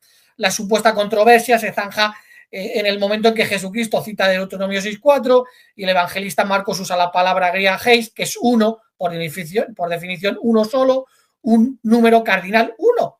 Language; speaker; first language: Spanish; native; Spanish